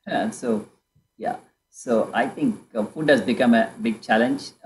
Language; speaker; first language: English; non-native, local second language; Kannada